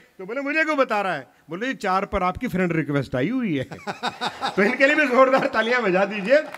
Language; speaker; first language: Hindi; non-native, local second language; Punjabi